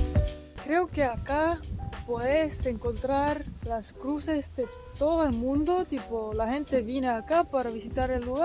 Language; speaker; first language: Spanish; non-native, fluent; Estonian